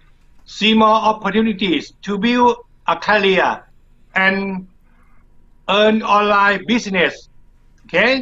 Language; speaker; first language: English; non-native, learner; Thai